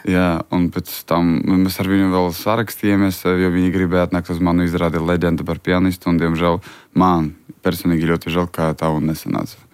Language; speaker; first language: Latvian; non-native, local second language; Russian